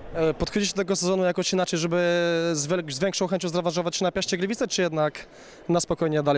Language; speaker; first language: Polish; native; Polish